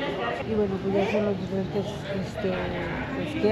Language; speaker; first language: Spanish; native; Spanish